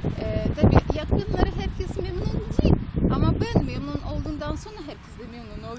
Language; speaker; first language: Turkish; non-native, learner; Russian